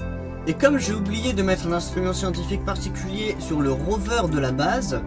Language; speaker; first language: French; native; French